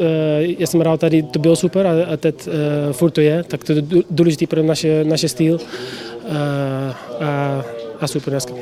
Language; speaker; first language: Czech; non-native, learner; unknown